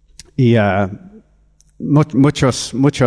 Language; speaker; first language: Spanish; non-native, fluent; English